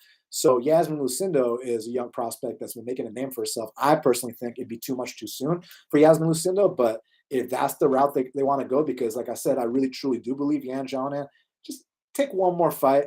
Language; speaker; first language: English; native; English